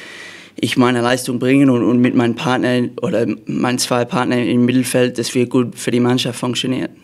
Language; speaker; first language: German; non-native, fluent; English